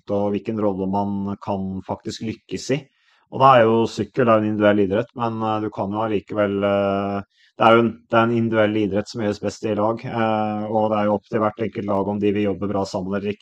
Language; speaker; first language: Norwegian; native; Norwegian